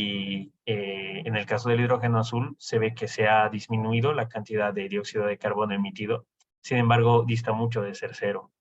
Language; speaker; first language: Spanish; native; Spanish